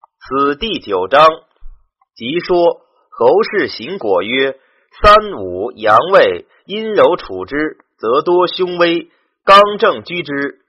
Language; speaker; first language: Chinese; native; Chinese